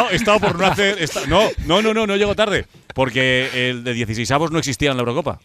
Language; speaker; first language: Spanish; native; Spanish